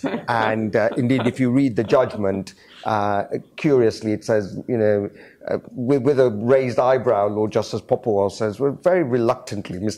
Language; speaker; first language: English; native; English